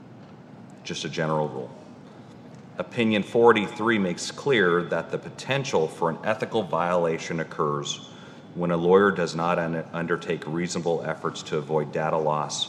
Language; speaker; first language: English; native; English